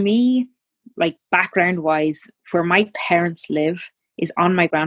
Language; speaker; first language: English; native; English